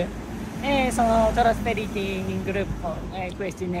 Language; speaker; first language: Italian; non-native, fluent; Japanese